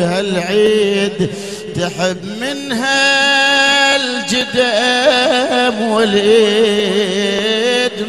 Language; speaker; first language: Arabic; native; Arabic